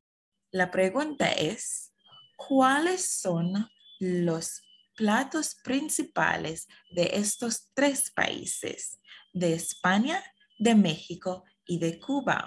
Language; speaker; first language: Spanish; non-native, fluent; English